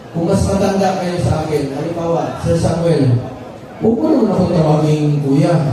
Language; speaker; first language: Filipino; non-native, local second language; Cebuano